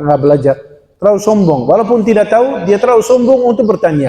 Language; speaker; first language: Indonesian; non-native, fluent; Dutch